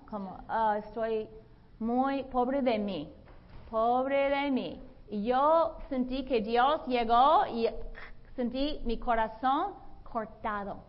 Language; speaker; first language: Spanish; non-native, fluent; English